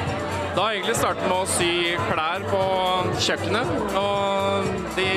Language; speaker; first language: Norwegian; native; Norwegian